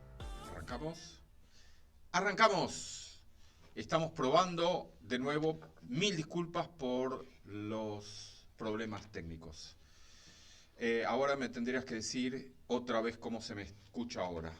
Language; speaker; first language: Spanish; native; Spanish